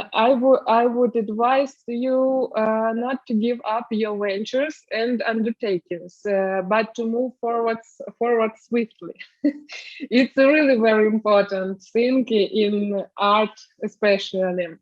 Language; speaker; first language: English; non-native, learner; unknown